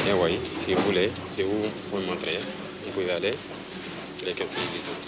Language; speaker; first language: French; non-native, learner; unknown